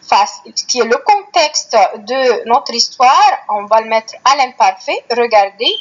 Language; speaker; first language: French; non-native, fluent; Arabic